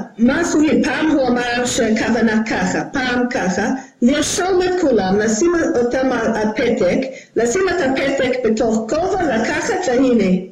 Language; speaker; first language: Hebrew; non-native, fluent; English